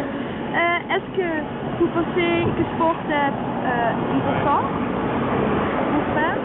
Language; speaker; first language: French; non-native, learner; Dutch